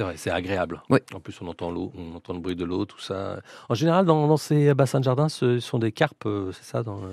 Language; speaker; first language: French; native; French